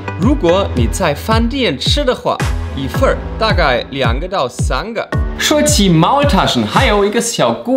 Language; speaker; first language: Chinese; non-native, fluent; German